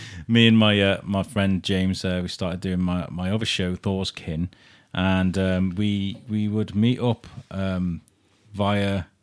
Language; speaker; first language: English; native; English